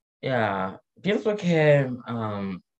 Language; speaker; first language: Spanish; non-native, learner; English